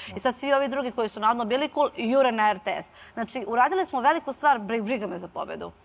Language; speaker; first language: Serbian; early bilingual, heritage; Serbian